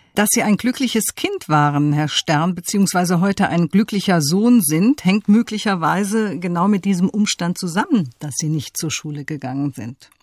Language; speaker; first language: German; native; German